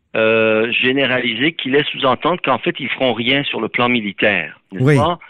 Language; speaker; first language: French; early bilingual, other home language; Persian